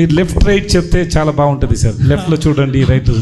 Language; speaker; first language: Telugu; non-native, learner; Tamil